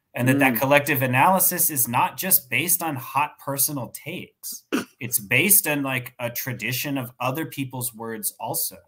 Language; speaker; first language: English; native; English